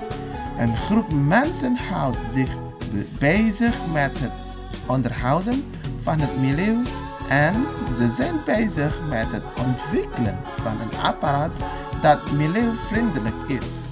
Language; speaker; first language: Dutch; non-native, fluent; Indonesian